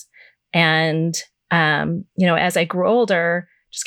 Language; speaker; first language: English; native; English